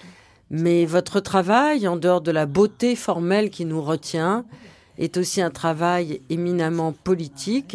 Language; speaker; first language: French; native; French